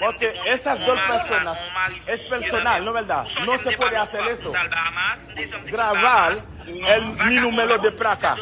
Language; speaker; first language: Spanish; non-native, learner; Haitian Creole